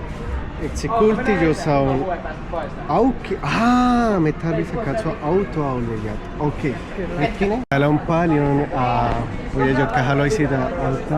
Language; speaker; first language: Finnish; non-native, learner; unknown